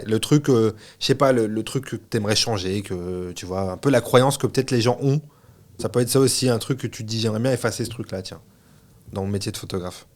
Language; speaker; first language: French; native; French